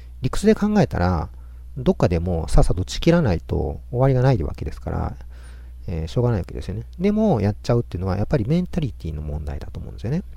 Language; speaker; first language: Japanese; native; Japanese